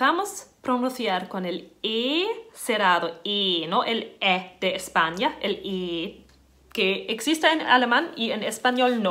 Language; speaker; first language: Spanish; non-native, fluent; German